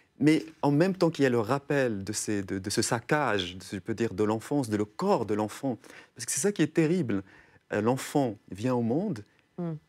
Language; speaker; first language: French; non-native, local second language; Arabic